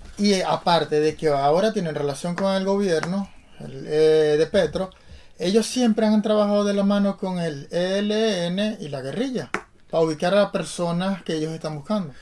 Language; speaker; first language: Spanish; native; Spanish